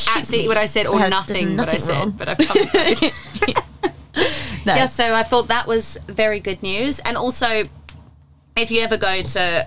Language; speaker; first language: English; native; English